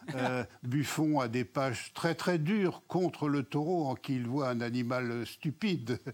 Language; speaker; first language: French; native; French